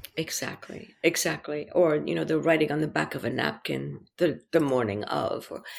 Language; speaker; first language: English; early bilingual, other home language; French